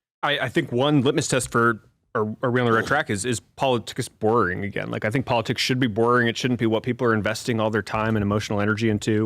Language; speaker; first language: English; native; English